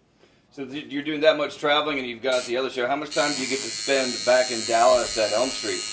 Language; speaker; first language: English; native; English